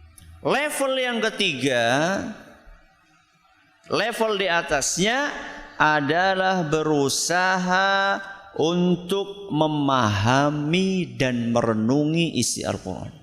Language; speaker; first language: Indonesian; native; Indonesian